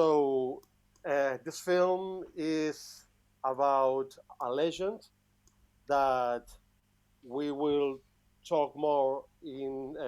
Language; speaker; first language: English; non-native, fluent; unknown